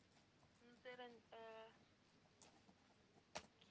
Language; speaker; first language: German; non-native, learner; Macedonian